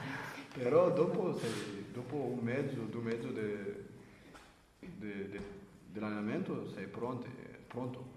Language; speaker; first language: Italian; non-native, learner; French